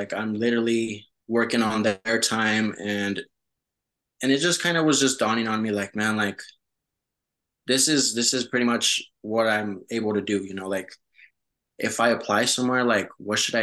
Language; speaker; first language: English; early bilingual, other home language; Spanish